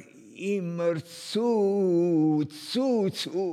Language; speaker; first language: German; non-native, fluent; Hungarian